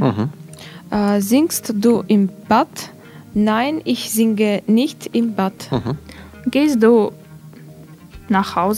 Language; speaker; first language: German; non-native, learner; Russian